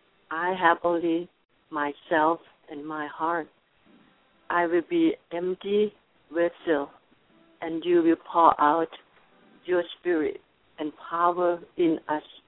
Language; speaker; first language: English; non-native, learner; Thai